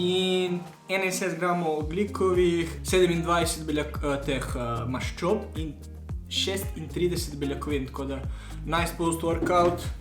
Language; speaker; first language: Slovenian; native; Slovenian